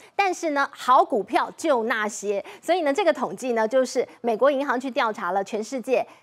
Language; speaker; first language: Chinese; native; Chinese